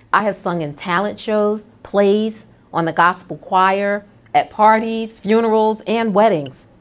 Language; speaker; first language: English; native; English